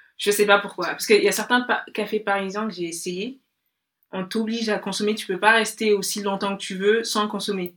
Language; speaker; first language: French; non-native, local second language; Bambara